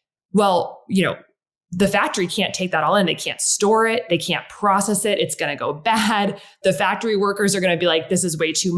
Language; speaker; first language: English; native; English